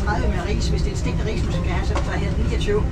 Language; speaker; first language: Danish; native; Danish